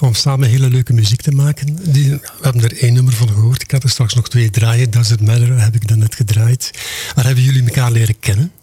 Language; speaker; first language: Dutch; native; Dutch